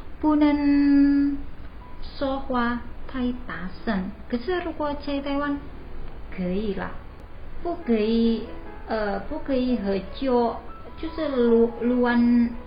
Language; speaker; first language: Chinese; non-native, learner; Indonesian